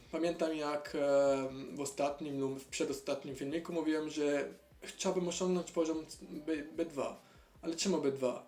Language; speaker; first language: Polish; non-native, learner; Italian